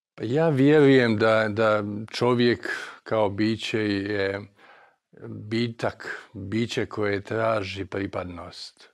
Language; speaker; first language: Croatian; native; Croatian